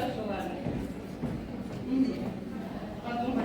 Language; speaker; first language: Russian; non-native, fluent; Armenian